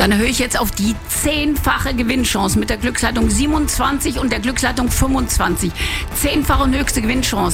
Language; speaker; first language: German; native; German